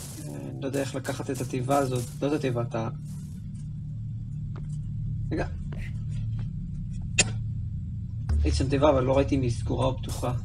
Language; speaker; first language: Hebrew; native; Hebrew